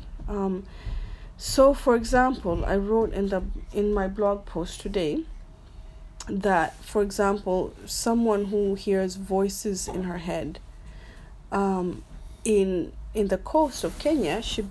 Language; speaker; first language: English; non-native, local second language; Swahili